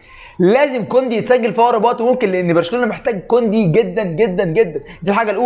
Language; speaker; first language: Arabic; native; Arabic